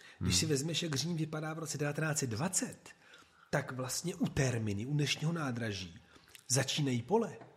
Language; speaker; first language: Czech; non-native, fluent; Italian